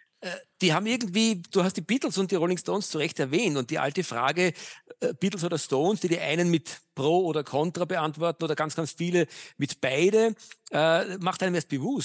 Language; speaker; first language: German; native; German